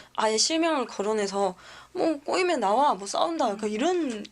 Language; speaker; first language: Korean; native; Korean